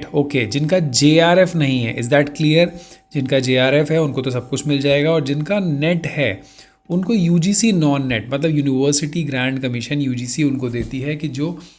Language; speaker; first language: Hindi; native; Hindi